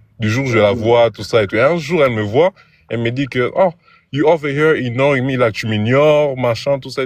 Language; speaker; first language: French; non-native, local second language; Lingala